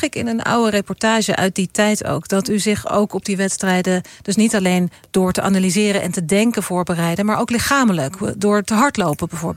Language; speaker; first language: Dutch; native; Dutch